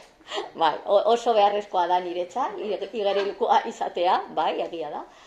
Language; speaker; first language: Basque; non-native, local second language; Spanish